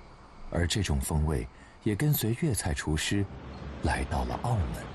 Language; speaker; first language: Chinese; native; Chinese